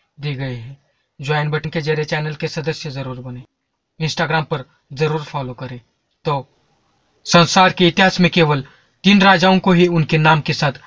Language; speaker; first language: Hindi; non-native, local second language; Marathi